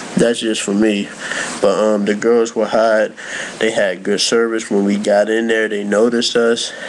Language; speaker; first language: English; native; English